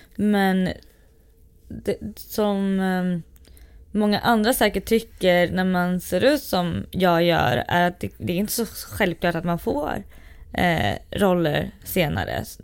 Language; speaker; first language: Swedish; native; Swedish